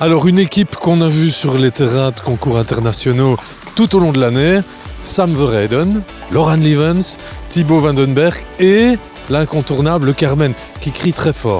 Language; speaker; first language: French; native; French